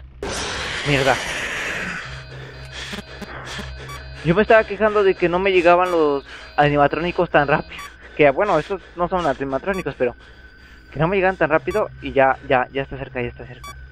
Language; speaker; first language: Spanish; native; Spanish